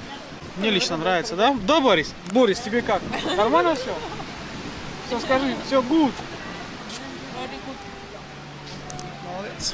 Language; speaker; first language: Russian; native; Russian